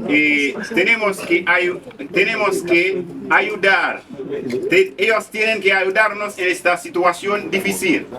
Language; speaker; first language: Spanish; non-native, learner; Haitian Creole